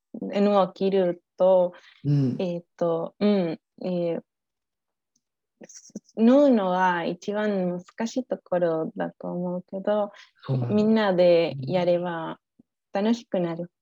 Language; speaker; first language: Japanese; non-native, learner; Spanish